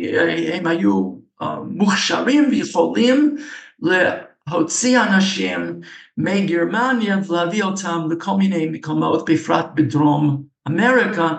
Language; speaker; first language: Hebrew; non-native, fluent; English